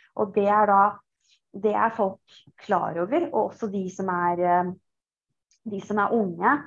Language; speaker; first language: Norwegian; early bilingual, other home language; Persian